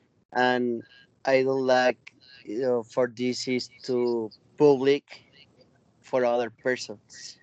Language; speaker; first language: English; non-native, learner; Spanish